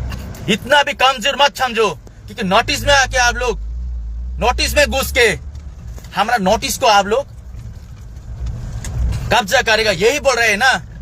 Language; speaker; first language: Hindi; non-native, local second language; Kok Borok